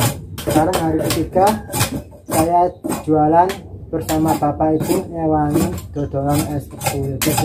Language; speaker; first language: Indonesian; non-native, local second language; Javanese